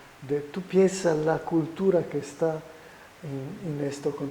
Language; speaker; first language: Spanish; non-native, fluent; Italian